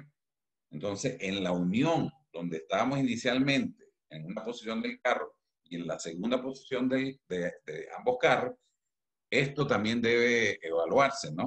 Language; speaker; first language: Spanish; native; Spanish